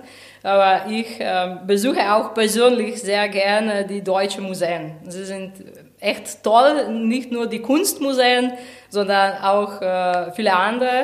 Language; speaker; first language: German; non-native, fluent; Slovenian